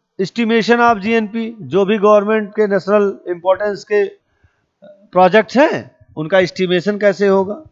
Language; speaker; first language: Hindi; native; Hindi